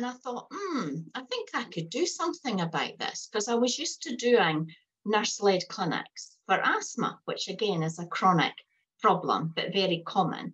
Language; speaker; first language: English; native; English